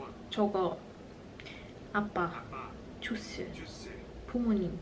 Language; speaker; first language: Korean; non-native, learner; English